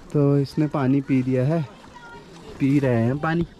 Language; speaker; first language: Hindi; native; Hindi